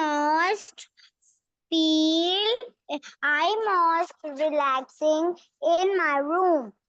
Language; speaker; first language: English; non-native, learner; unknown